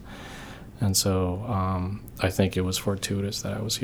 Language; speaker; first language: English; early bilingual, other home language; Korean